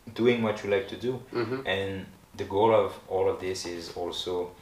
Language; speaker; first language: English; non-native, fluent; French